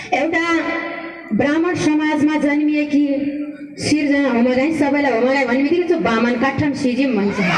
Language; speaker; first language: Nepali; native; Nepali